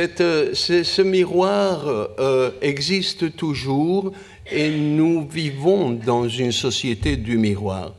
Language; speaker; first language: French; non-native, fluent; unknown